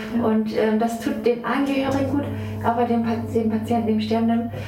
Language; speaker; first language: German; native; German